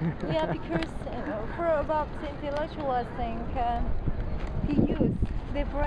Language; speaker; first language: English; non-native, fluent; Korean